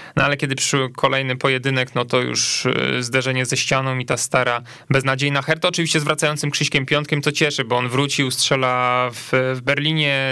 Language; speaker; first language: Polish; native; Polish